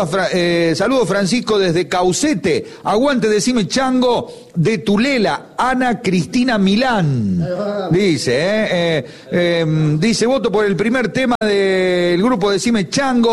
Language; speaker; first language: Spanish; native; Spanish